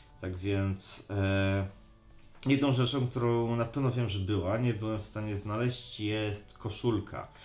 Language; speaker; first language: Polish; native; Polish